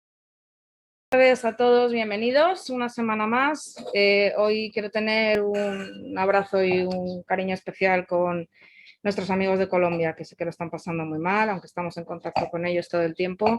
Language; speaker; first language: Spanish; native; Spanish